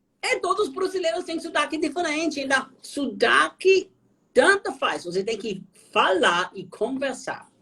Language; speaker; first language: Portuguese; non-native, fluent; German